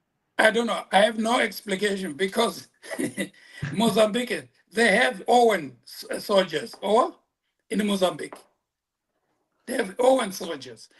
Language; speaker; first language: English; non-native, local second language; Portuguese